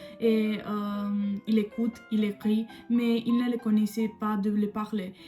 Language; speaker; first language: French; non-native, learner; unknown